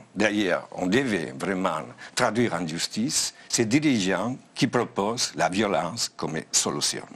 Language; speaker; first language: French; non-native, fluent; Spanish